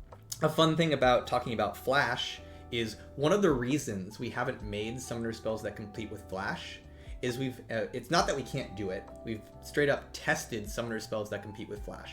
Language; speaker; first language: English; native; English